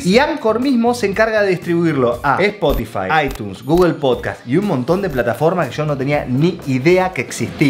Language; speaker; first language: Spanish; native; Spanish